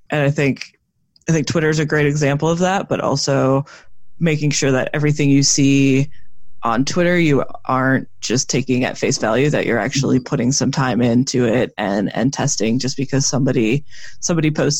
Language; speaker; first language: English; native; English